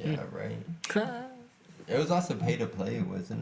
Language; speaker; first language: English; native; English